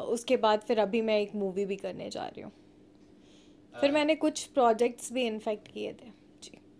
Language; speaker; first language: Hindi; native; Hindi